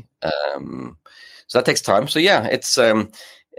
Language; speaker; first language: English; non-native, fluent; Norwegian